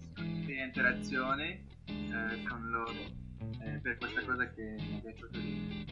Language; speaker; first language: Italian; non-native, learner; Arabic